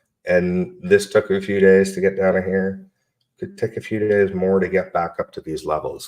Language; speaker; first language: English; native; English